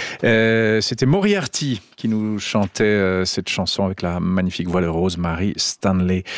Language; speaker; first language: French; native; French